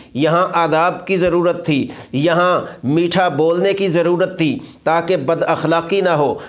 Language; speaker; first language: Urdu; non-native, local second language; Punjabi